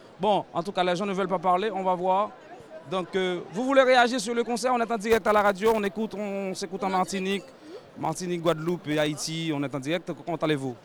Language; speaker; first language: French; non-native, local second language; Haitian Creole